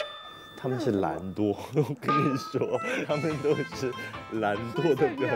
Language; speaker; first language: Chinese; non-native, fluent; Korean